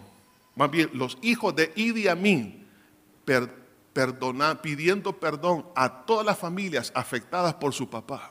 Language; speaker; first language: Spanish; native; Spanish